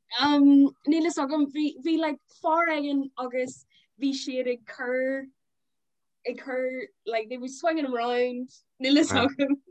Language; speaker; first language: Irish; non-native, local second language; English